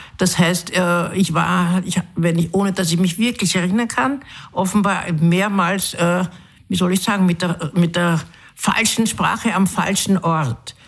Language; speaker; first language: German; early bilingual, other home language; English